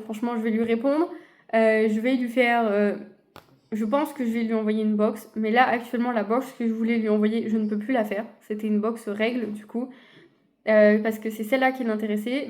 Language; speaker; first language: French; native; French